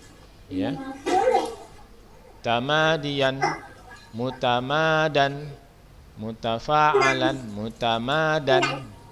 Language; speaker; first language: Arabic; non-native, fluent; Indonesian